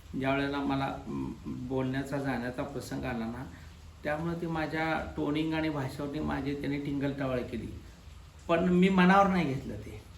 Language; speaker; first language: Marathi; native; Marathi